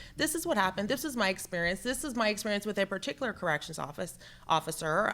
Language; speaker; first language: English; native; English